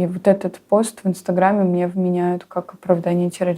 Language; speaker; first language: Russian; native; Russian